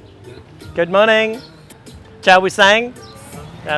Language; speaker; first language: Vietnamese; non-native, learner; English